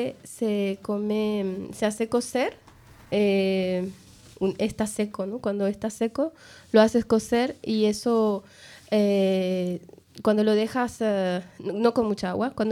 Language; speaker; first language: Spanish; native; Spanish